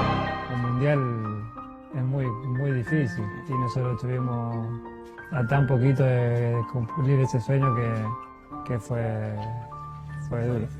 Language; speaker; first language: Spanish; native; Spanish